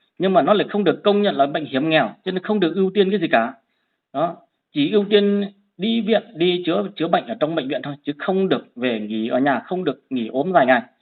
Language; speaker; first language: Vietnamese; non-native, local second language; Hmong